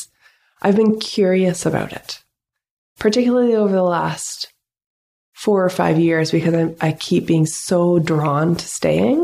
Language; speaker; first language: English; native; English